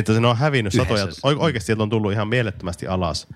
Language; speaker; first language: Finnish; native; Finnish